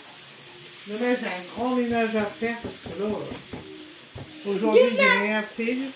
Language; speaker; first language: French; native; French